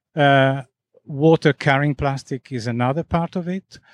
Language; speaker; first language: English; non-native, fluent; Italian